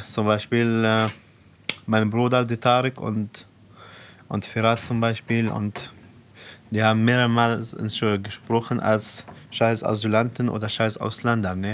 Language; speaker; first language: German; non-native, fluent; Arabic